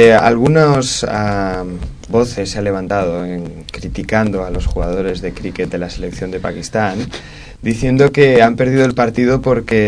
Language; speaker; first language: Spanish; native; Spanish